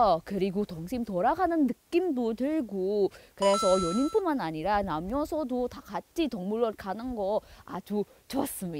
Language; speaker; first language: Korean; non-native, fluent; Indonesian